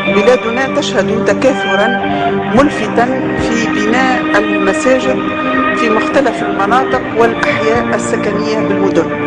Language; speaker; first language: Arabic; native; Arabic